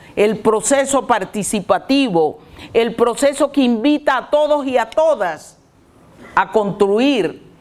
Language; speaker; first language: Spanish; native; Spanish